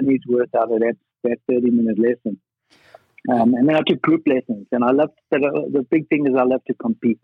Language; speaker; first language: English; native; English